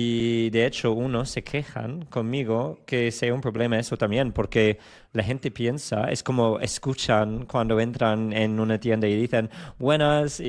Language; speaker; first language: Spanish; non-native, fluent; English